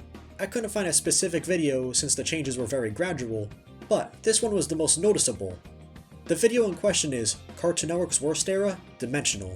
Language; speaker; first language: English; native; English